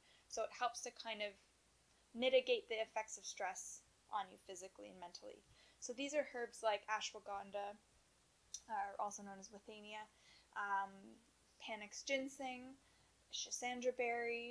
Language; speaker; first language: English; native; English